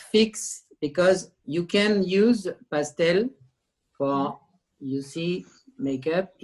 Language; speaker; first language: English; non-native, learner; French